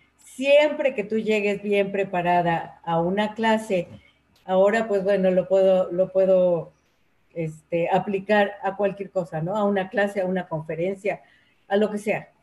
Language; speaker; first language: Spanish; native; Spanish